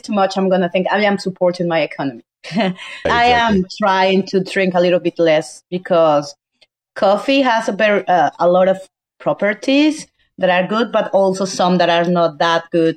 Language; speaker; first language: English; non-native, fluent; Spanish